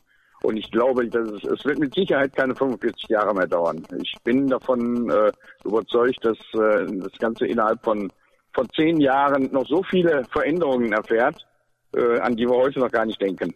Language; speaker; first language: German; native; German